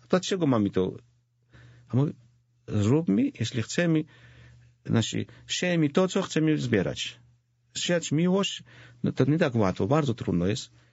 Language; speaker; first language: Polish; non-native, fluent; Georgian